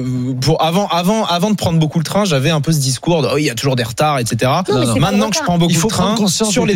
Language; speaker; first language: French; native; French